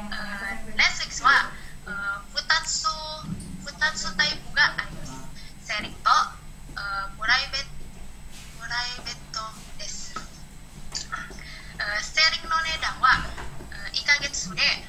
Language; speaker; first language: Japanese; non-native, learner; Indonesian